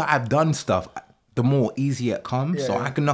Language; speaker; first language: English; native; English